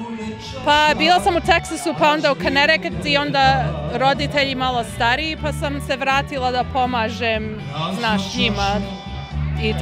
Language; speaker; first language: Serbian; early bilingual, heritage; Serbian